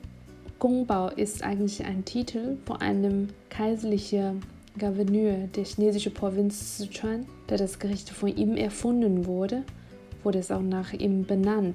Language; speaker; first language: German; non-native, fluent; Chinese